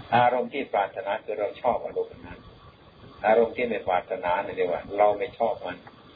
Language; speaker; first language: Thai; non-native, local second language; Lao